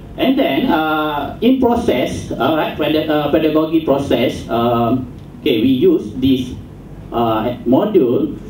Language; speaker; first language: English; non-native, local second language; Malay